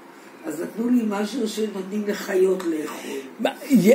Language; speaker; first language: Hebrew; non-native, fluent; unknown